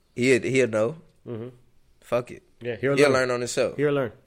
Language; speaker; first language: English; native; English